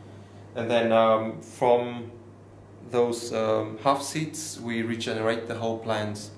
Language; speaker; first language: English; non-native, fluent; Vietnamese